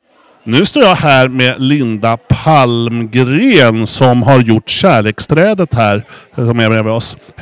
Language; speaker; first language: Swedish; native; Swedish